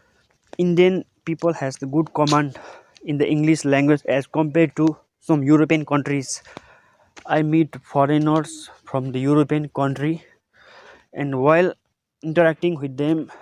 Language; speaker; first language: English; non-native, local second language; Nepali